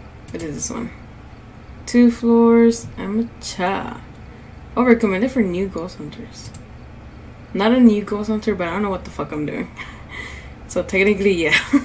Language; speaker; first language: English; early bilingual, other home language; Spanish